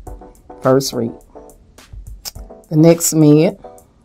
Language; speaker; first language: English; native; English